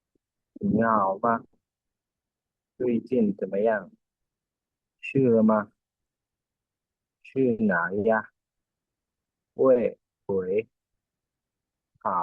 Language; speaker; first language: Chinese; non-native, learner; Lao